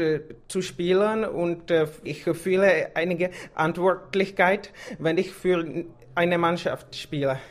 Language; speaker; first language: German; non-native, fluent; Czech